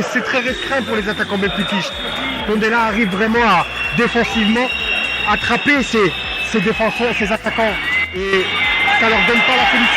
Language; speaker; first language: French; native; French